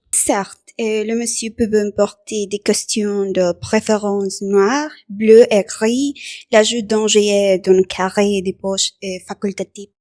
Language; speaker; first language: French; non-native, learner; Spanish